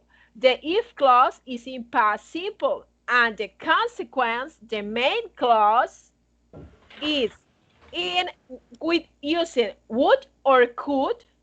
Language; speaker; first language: English; non-native, fluent; Spanish